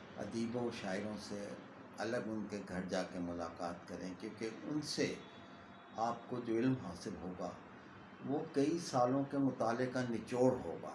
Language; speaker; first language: Urdu; native; Urdu